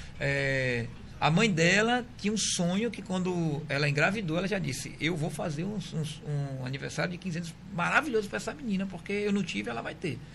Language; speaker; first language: Portuguese; native; Portuguese